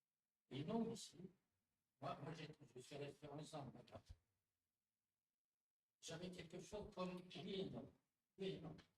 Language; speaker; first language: French; non-native, local second language; Arabic